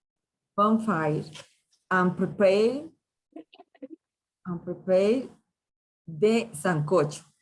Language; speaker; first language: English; non-native, learner; Spanish